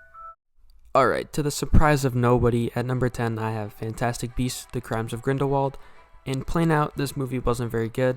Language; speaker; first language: English; native; English